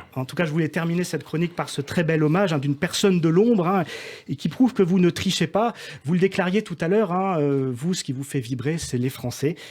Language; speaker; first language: French; native; French